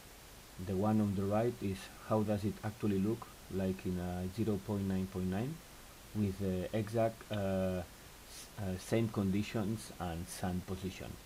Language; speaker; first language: English; non-native, fluent; Spanish